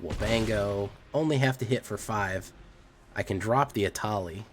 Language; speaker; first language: English; native; English